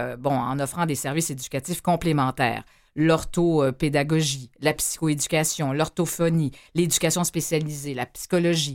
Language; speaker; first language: French; native; French